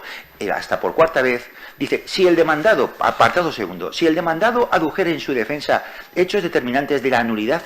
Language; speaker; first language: Spanish; native; Spanish